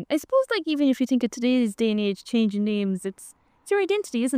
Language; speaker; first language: English; native; English